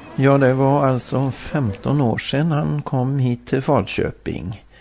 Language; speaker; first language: Swedish; native; Swedish